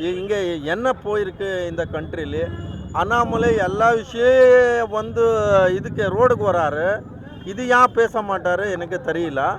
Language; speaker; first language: Tamil; non-native, local second language; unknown